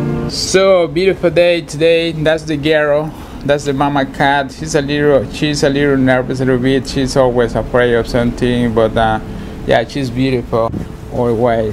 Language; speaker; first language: English; non-native, learner; Spanish